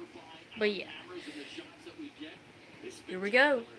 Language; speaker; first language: English; native; English